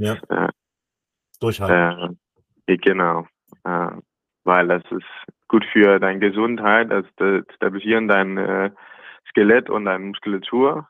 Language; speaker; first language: German; non-native, learner; Danish